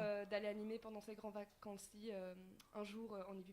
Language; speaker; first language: French; native; French